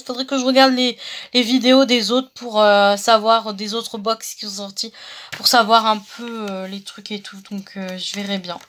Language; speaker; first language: French; native; French